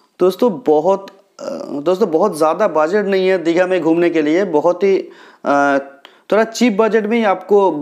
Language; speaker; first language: Hindi; non-native, local second language; Bangla